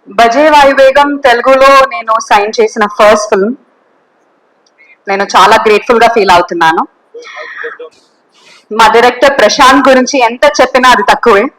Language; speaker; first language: Telugu; non-native, learner; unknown